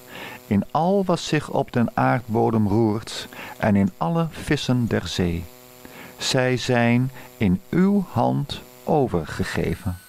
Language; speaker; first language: Dutch; native; Dutch